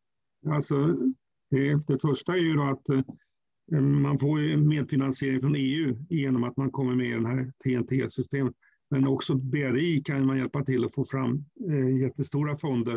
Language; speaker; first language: Swedish; native; Swedish